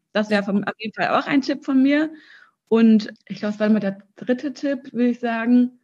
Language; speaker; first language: German; early bilingual, other home language; Russian